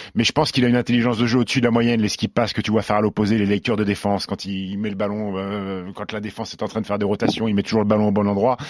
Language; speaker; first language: French; native; French